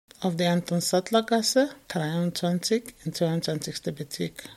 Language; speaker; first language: German; non-native, fluent; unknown